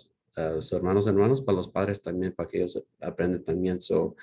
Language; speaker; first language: Spanish; early bilingual, heritage; Spanish